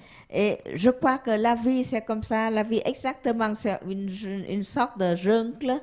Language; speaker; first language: French; non-native, learner; Vietnamese